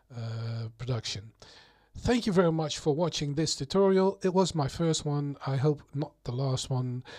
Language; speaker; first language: English; non-native, fluent; Dutch